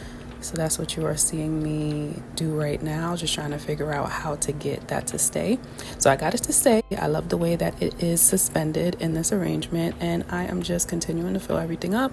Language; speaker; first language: English; native; English